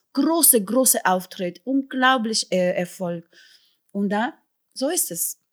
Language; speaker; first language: German; non-native, fluent; English